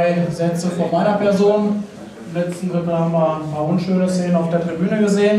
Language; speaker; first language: German; native; German